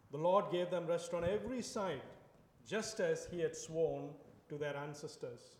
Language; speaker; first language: English; non-native, local second language; Tamil